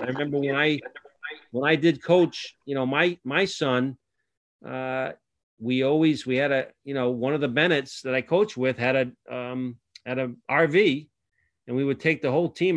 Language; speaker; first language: English; native; English